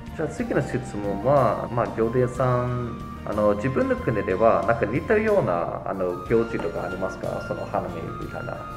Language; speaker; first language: Japanese; non-native, fluent; English